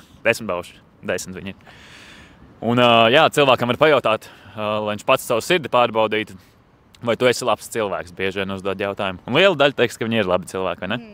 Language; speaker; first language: Latvian; native; Latvian